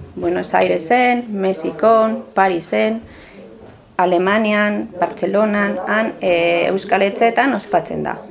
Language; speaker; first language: Basque; non-native, local second language; Spanish